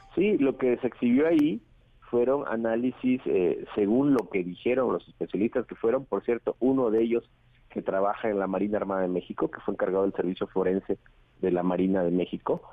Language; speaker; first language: Spanish; native; Spanish